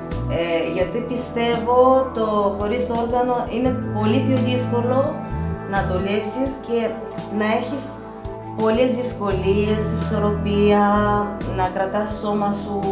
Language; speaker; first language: Greek; non-native, learner; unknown